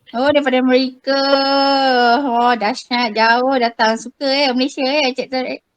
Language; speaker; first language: Malay; native; Malay